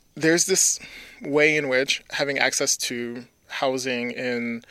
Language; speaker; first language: English; early bilingual, other home language; French